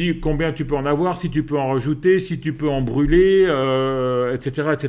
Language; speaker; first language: French; native; French